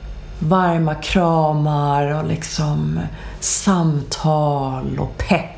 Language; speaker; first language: Swedish; early bilingual, other home language; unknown